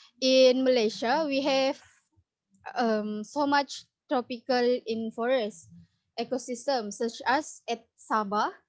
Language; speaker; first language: English; non-native, learner; Indonesian